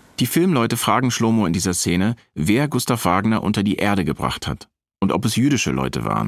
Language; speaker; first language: German; native; German